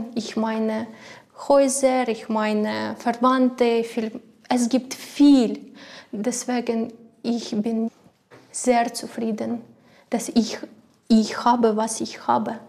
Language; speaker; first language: German; non-native, learner; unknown